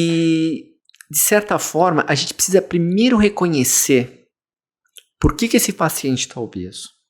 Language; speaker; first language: Portuguese; native; Portuguese